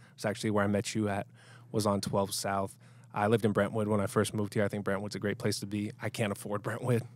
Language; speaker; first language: English; native; English